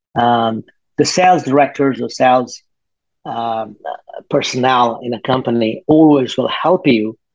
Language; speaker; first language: English; native; English